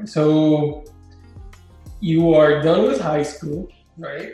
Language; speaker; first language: English; non-native, fluent; Spanish